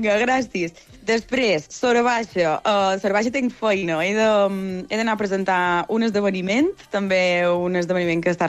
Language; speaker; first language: Catalan; native; Catalan